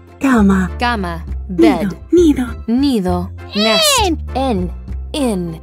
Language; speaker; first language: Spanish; non-native, learner; English